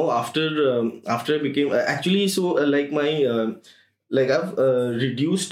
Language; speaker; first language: English; non-native, local second language; Bangla